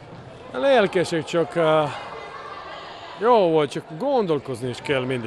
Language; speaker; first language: Hungarian; non-native, learner; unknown